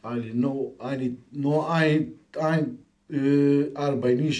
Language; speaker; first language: German; non-native, learner; Romanian